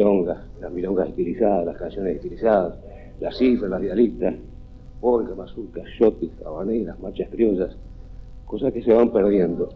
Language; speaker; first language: Spanish; native; Spanish